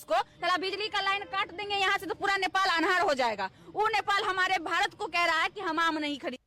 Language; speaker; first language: Hindi; native; Hindi